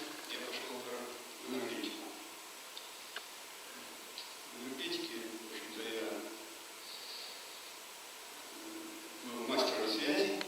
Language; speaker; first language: Russian; native; Russian